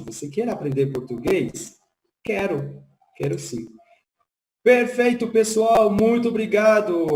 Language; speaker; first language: Portuguese; non-native, fluent; Spanish